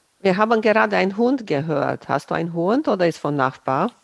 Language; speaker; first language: German; non-native, fluent; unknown